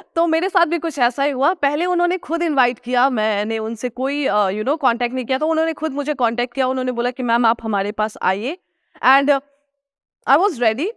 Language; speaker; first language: Hindi; non-native, local second language; Nepali